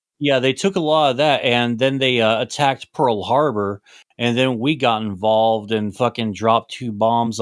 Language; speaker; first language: English; native; English